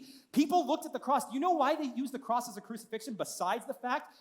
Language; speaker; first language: English; native; English